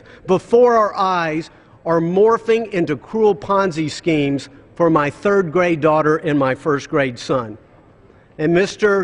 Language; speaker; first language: English; native; English